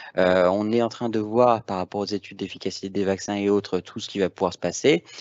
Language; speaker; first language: French; native; French